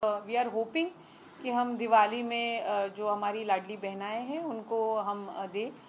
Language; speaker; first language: Hindi; non-native, local second language; Marathi